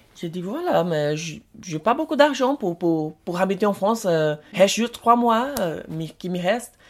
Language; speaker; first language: French; non-native, learner; Portuguese